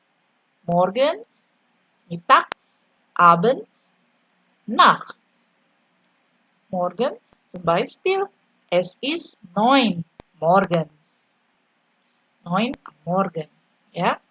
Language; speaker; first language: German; non-native, fluent; Indonesian